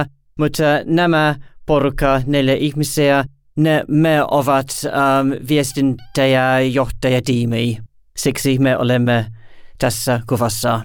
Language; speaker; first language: Finnish; non-native, learner; English